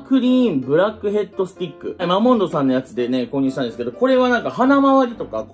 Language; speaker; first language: Japanese; native; Japanese